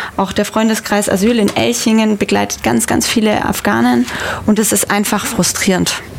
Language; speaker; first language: German; native; German